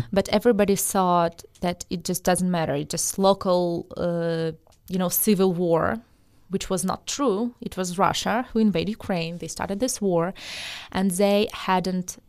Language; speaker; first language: English; non-native, fluent; Russian